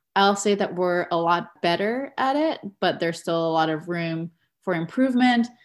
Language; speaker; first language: English; non-native, fluent; Spanish